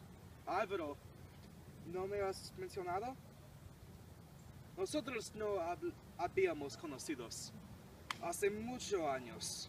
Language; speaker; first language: Spanish; non-native, learner; English